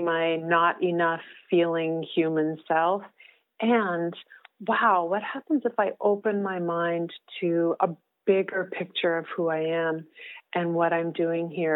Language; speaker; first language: English; native; English